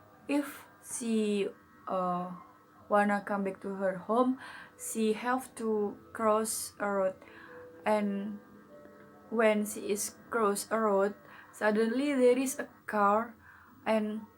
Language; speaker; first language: English; non-native, learner; Indonesian